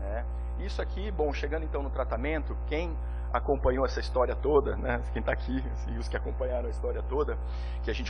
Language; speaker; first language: Portuguese; native; Portuguese